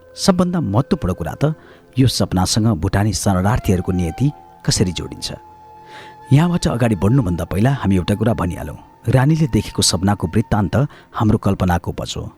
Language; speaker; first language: Nepali; native; Nepali